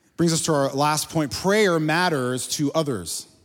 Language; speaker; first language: English; native; English